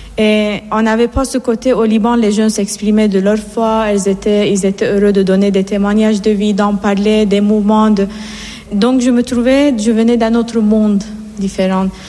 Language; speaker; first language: French; non-native, fluent; Persian